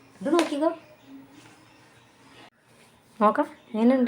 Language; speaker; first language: Malayalam; native; Malayalam